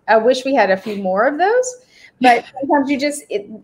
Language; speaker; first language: English; native; English